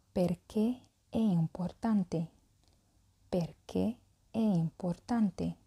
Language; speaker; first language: Italian; non-native, fluent; Arabic